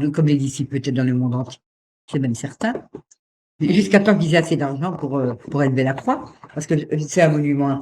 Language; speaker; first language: French; native; French